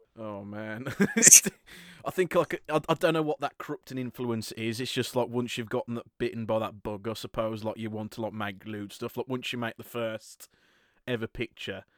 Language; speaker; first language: English; native; English